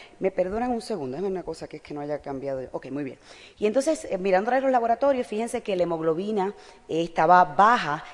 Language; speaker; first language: Spanish; native; Spanish